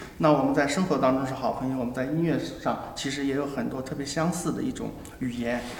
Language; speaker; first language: Chinese; native; Chinese